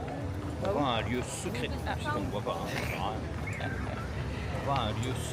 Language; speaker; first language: French; native; French